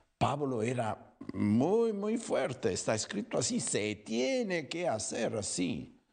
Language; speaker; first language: Spanish; non-native, fluent; Italian